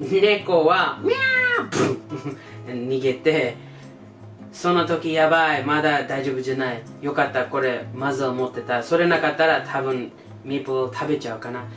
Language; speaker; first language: Japanese; non-native, learner; English